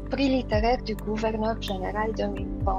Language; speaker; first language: French; non-native, fluent; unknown